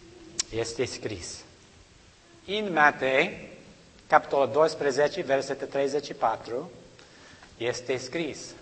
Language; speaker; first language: Romanian; non-native, learner; English